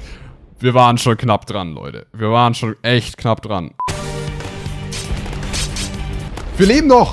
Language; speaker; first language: German; native; German